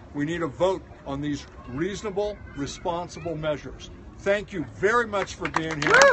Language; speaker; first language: English; native; English